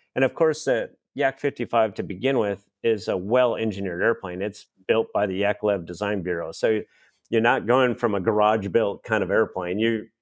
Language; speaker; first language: English; native; English